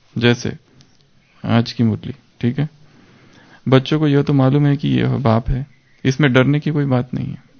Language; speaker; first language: Hindi; native; Hindi